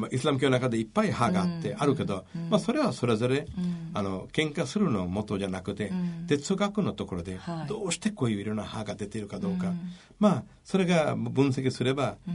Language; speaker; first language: Japanese; non-native, fluent; Bangla